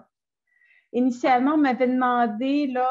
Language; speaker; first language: French; native; French